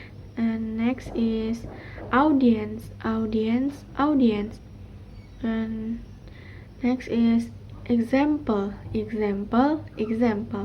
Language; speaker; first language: English; non-native, learner; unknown